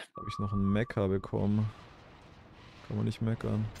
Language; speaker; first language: German; native; German